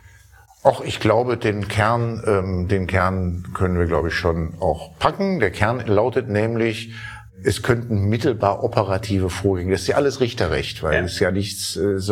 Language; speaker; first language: German; native; German